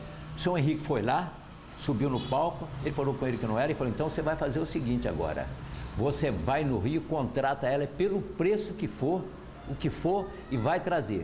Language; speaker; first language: Portuguese; native; Portuguese